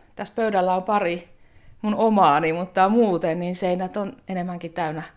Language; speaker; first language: Finnish; native; Finnish